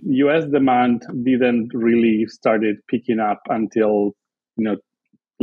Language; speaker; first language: English; non-native, fluent; Spanish